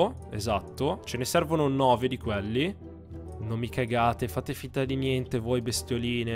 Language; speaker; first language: Italian; native; Italian